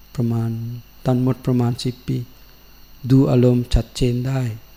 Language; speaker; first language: Thai; non-native, learner; Sinhala